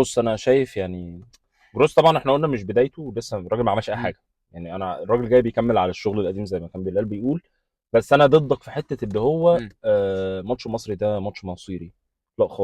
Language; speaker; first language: Arabic; native; Arabic